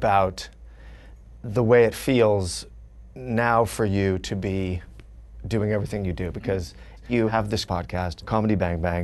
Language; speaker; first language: English; native; English